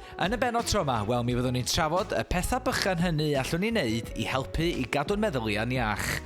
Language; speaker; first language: Welsh; native; Welsh